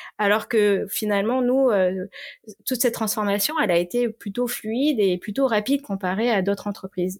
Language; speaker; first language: French; native; French